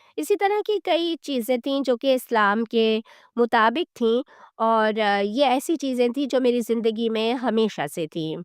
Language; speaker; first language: Urdu; native; Urdu